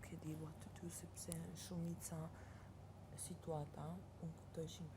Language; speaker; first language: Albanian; non-native, learner; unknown